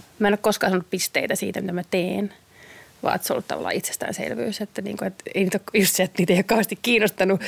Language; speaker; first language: Finnish; native; Finnish